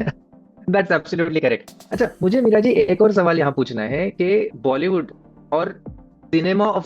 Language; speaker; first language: Hindi; native; Hindi